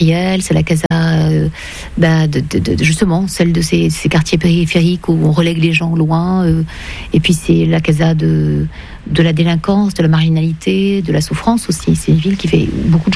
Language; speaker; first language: French; native; French